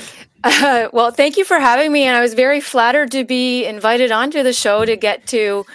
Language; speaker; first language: English; native; English